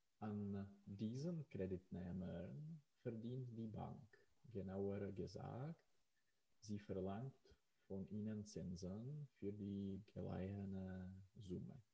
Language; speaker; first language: German; non-native, learner; Czech